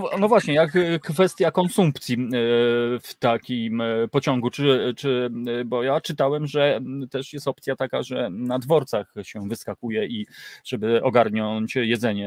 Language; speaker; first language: Polish; native; Polish